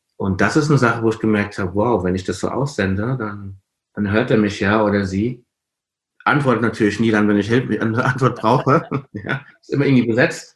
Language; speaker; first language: German; non-native, fluent; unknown